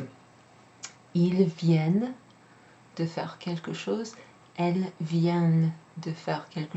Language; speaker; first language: French; non-native, fluent; English